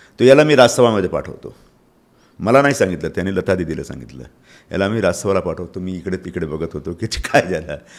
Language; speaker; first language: Marathi; non-native, local second language; Hindi